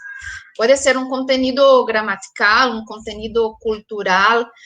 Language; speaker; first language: Spanish; non-native, fluent; Portuguese